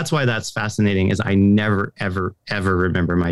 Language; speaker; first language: English; native; English